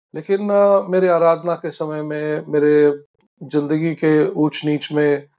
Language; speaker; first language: Hindi; non-native, local second language; Marathi